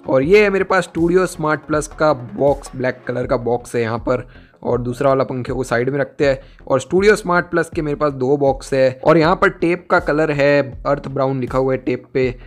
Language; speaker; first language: Hindi; native; Hindi